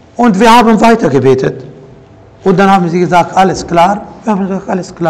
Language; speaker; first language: German; non-native, fluent; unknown